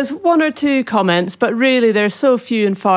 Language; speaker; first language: English; native; English